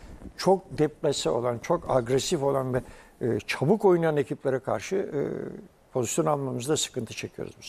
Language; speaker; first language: Turkish; native; Turkish